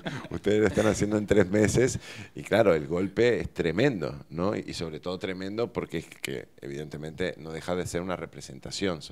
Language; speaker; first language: Spanish; native; Spanish